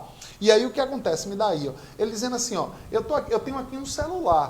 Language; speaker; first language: Portuguese; native; Portuguese